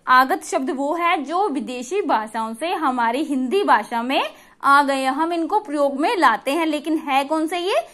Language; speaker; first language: Hindi; native; Hindi